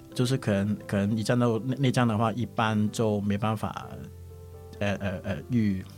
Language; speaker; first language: Chinese; non-native, local second language; Cantonese